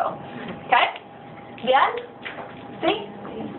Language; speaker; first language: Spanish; non-native, fluent; English